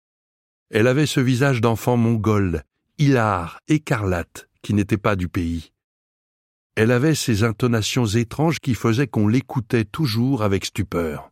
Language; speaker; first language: French; native; French